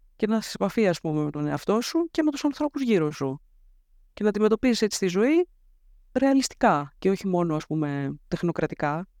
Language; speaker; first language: Greek; native; Greek